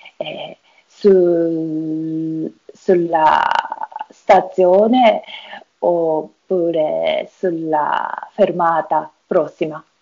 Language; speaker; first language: Italian; non-native, learner; Japanese